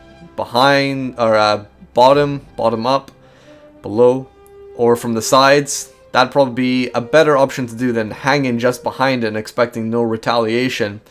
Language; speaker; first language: English; native; English